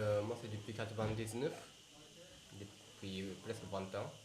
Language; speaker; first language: French; non-native, learner; Japanese